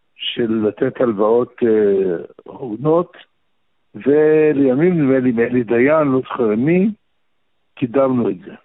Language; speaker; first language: Hebrew; early bilingual, other home language; Arabic